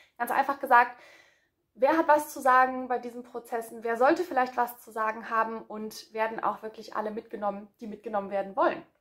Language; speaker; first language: German; native; German